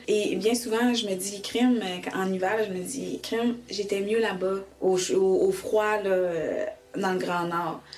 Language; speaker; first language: French; early bilingual, other home language; Haitian Creole